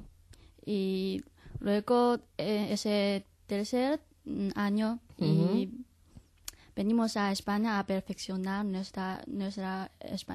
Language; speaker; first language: Spanish; non-native, learner; Chinese